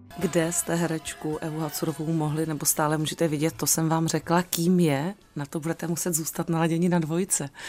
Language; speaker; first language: Czech; native; Czech